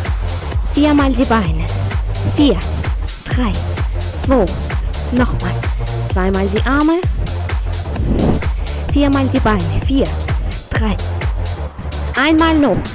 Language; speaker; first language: German; native; German